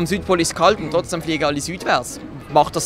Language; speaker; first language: German; native; German